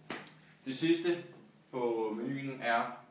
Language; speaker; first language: Danish; native; Danish